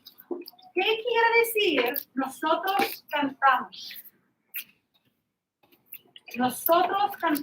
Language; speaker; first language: Spanish; non-native, fluent; English